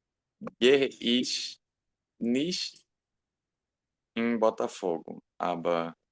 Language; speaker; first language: German; non-native, learner; Portuguese